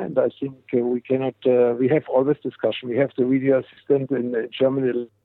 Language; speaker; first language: English; non-native, fluent; German